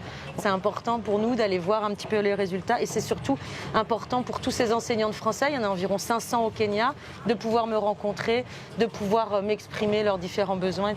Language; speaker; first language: French; native; French